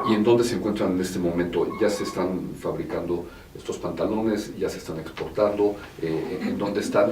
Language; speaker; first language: Spanish; native; Spanish